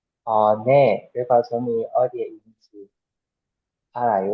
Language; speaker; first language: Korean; non-native, learner; Chinese